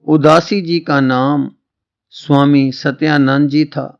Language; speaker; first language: Hindi; non-native, local second language; Punjabi